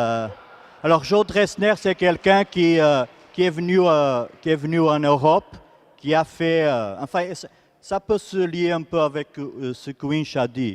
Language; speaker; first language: French; non-native, fluent; Portuguese